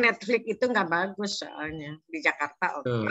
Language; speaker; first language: Indonesian; native; Indonesian